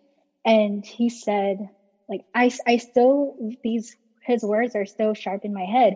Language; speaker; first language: English; native; English